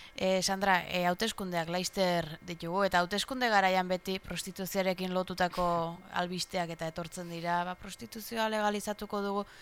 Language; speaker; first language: Basque; native; Basque